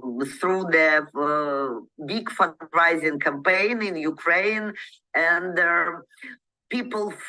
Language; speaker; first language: English; non-native, learner; Ukrainian